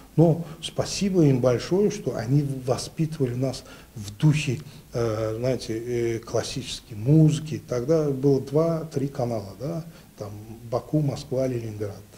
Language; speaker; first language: Russian; non-native, local second language; Azerbaijani